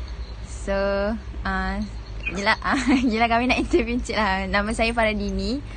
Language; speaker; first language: Malay; native; Malay